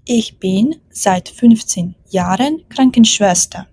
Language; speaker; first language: German; non-native, fluent; Ukrainian